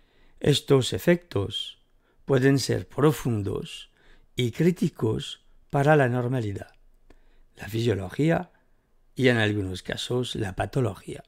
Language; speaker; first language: Spanish; native; Spanish